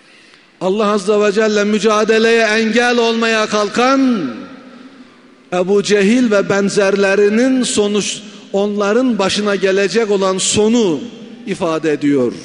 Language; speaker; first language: Turkish; native; Turkish